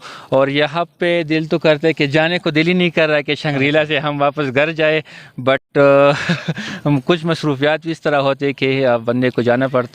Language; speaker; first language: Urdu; non-native, local second language; Pashto